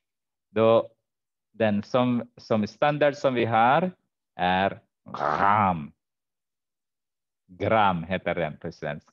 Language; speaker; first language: Swedish; non-native, fluent; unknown